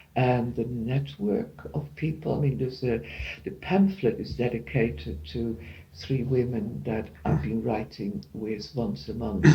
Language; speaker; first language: English; non-native, fluent; Dutch